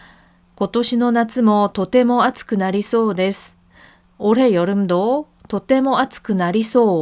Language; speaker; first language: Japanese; non-native, fluent; Korean